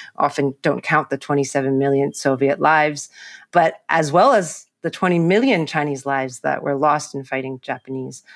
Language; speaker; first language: English; non-native, local second language; Cantonese